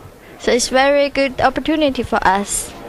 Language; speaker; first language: English; non-native, learner; Chinese